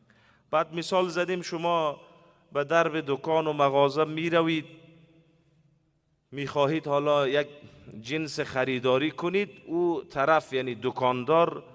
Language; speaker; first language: Persian; native; Persian